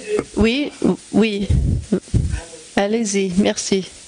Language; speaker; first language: French; non-native, fluent; English